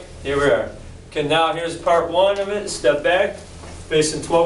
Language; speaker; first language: English; native; English